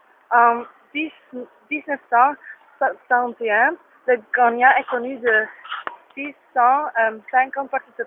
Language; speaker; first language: French; non-native, learner; Dutch